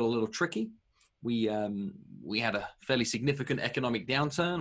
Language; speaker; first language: English; native; English